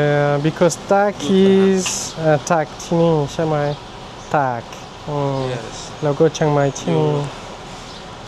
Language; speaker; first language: Thai; non-native, learner; French